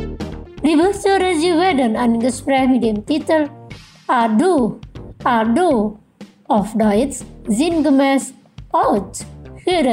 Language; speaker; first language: German; non-native, fluent; Indonesian